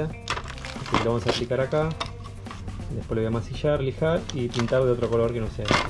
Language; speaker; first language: Spanish; native; Spanish